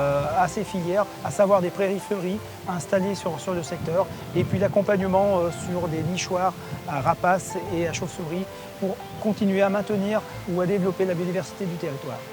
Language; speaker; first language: French; native; French